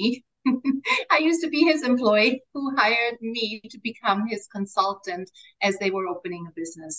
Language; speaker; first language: English; non-native, fluent; German